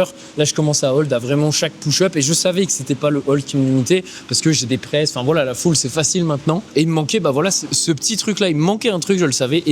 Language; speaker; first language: French; native; French